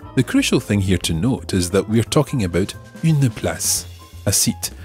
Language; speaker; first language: English; native; English